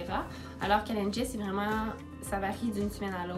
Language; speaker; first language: French; native; French